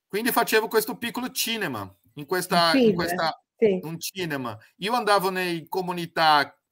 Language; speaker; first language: Italian; non-native, fluent; Portuguese